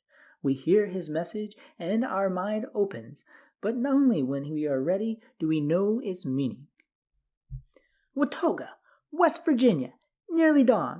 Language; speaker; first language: English; native; English